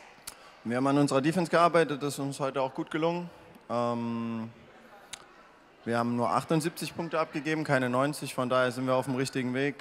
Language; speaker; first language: German; native; German